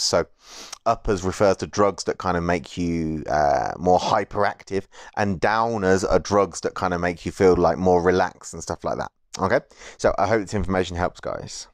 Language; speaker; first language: English; native; English